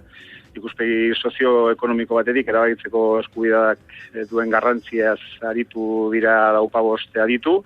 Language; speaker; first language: Basque; native; Basque